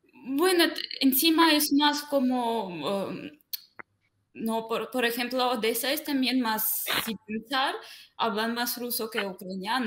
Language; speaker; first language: Spanish; non-native, fluent; Russian